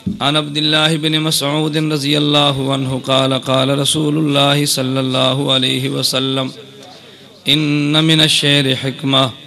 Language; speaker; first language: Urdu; non-native, local second language; Punjabi